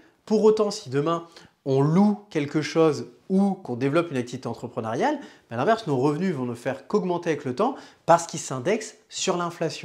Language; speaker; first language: French; native; French